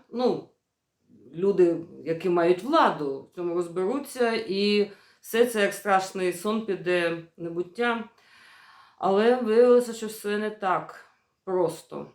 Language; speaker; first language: Ukrainian; non-native, local second language; Russian